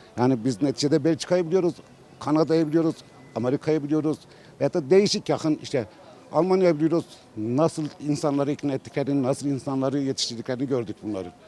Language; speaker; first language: Turkish; non-native, local second language; Kurdish